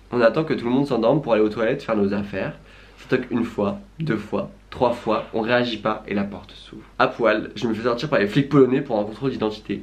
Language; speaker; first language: French; native; French